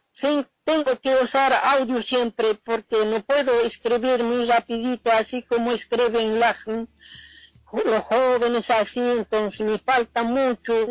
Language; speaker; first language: Spanish; non-native, local second language; Quechua